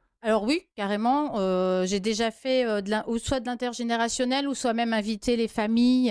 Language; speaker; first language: French; native; French